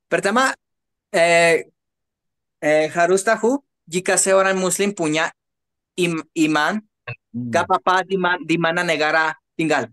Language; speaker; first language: Indonesian; non-native, learner; Spanish